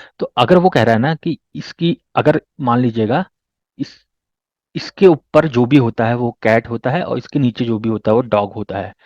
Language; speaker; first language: Hindi; native; Hindi